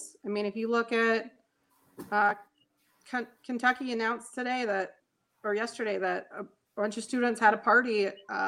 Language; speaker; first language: English; native; English